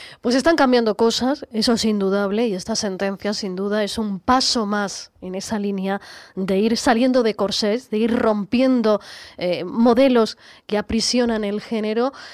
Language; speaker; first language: Spanish; native; Spanish